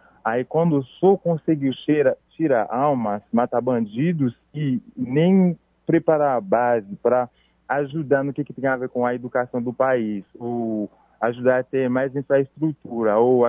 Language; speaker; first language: Portuguese; non-native, fluent; Haitian Creole